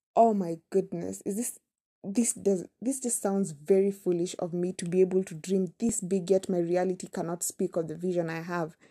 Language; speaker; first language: English; non-native, local second language; Kamba